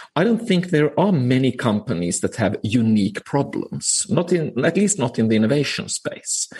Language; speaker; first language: English; non-native, fluent; Finnish